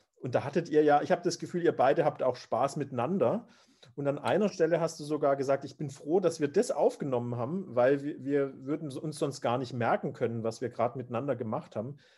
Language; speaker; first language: German; native; German